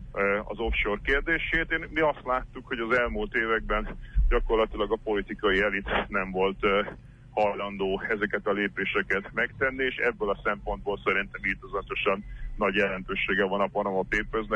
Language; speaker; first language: Hungarian; native; Hungarian